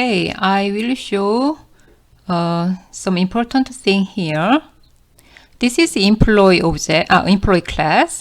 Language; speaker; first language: English; non-native, fluent; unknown